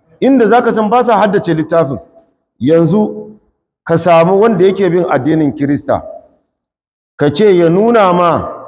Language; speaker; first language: Hausa; non-native, local second language; Kanuri